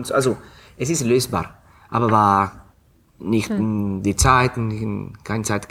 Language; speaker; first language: German; non-native, fluent; Italian